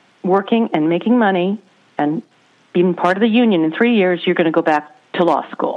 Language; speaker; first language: English; native; English